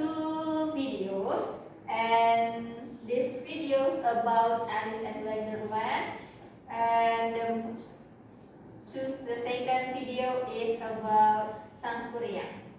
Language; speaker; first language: English; non-native, learner; Indonesian